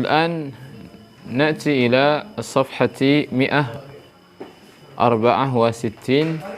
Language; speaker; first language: Arabic; non-native, fluent; Indonesian